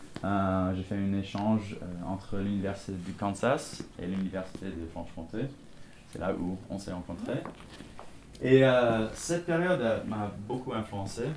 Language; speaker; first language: French; non-native, fluent; English